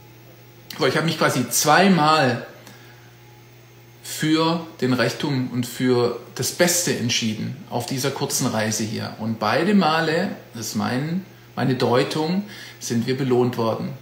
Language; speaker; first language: German; native; German